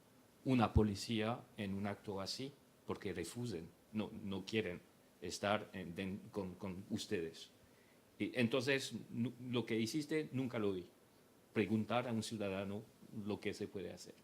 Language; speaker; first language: Spanish; non-native, fluent; French